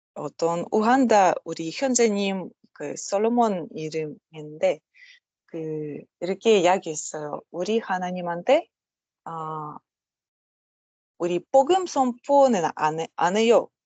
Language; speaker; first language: Korean; non-native, learner; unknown